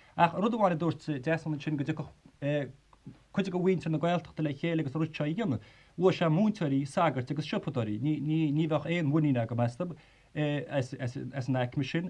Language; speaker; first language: Irish; native; Irish